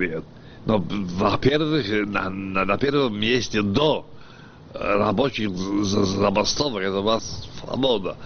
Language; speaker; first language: Russian; non-native, fluent; Polish